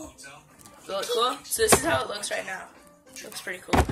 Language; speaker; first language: English; native; English